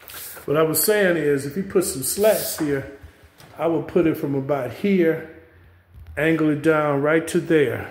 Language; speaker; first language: English; native; English